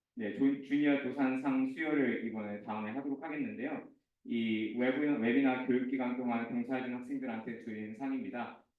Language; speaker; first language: Korean; early bilingual, heritage; Korean